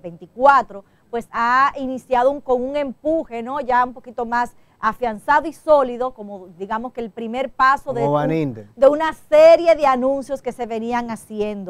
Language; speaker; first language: Spanish; native; Spanish